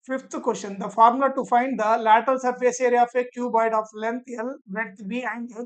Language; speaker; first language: English; non-native, local second language; Kannada